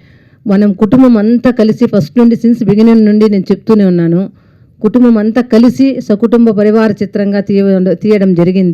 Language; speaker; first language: Telugu; native; Telugu